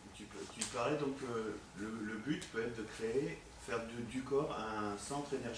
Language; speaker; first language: French; native; French